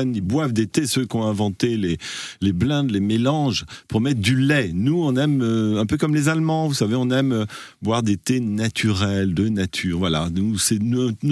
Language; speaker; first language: French; non-native, fluent; English